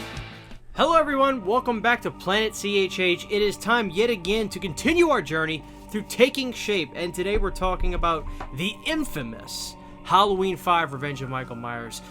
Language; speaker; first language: English; native; English